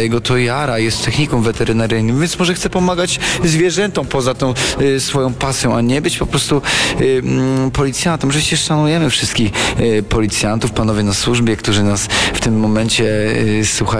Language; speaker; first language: Polish; native; Polish